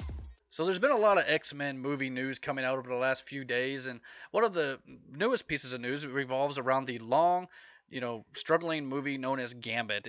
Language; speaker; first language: English; native; English